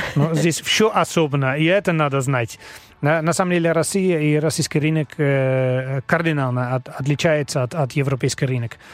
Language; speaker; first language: Russian; non-native, fluent; Dutch